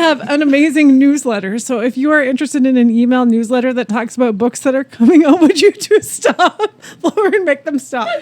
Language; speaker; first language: English; native; English